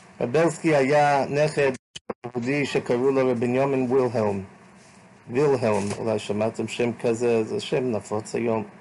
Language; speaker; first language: Hebrew; non-native, fluent; English